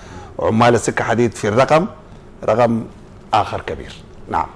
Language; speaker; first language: Arabic; native; Arabic